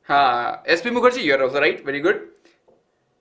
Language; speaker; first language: English; non-native, local second language; Hindi